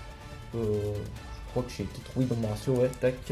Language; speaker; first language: French; native; French